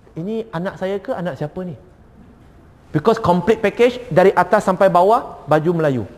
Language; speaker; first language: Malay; non-native, local second language; Cantonese